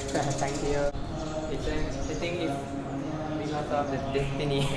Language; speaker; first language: English; non-native, learner; Thai